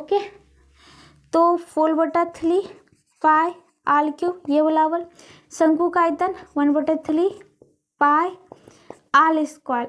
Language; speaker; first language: Hindi; native; Hindi